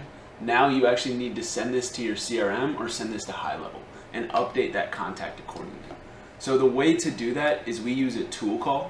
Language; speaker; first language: English; native; English